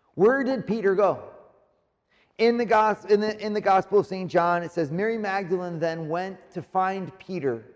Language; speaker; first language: English; native; English